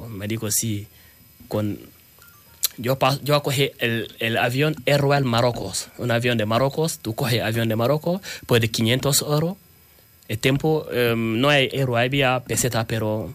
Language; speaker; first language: Spanish; non-native, learner; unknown